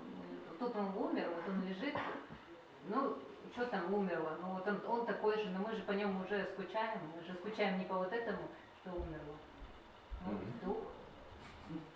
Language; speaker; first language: Russian; native; Russian